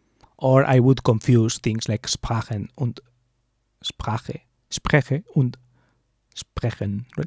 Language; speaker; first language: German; non-native, learner; Spanish